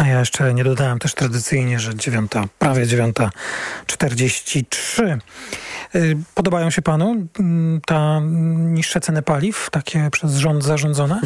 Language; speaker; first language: Polish; native; Polish